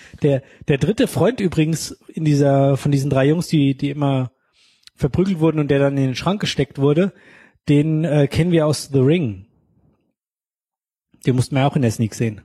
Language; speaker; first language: German; native; German